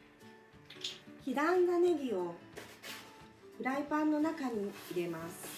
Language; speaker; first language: Japanese; native; Japanese